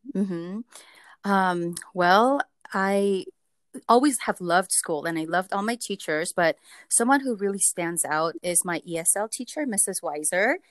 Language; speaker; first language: English; early bilingual, other home language; Korean